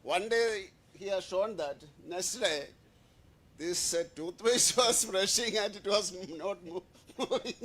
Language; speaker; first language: English; non-native, local second language; Malayalam